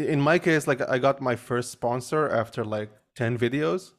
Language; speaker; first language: English; early bilingual, other home language; Arabic